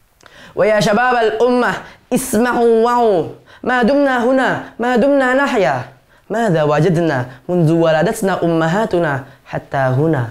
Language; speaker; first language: Arabic; non-native, learner; Indonesian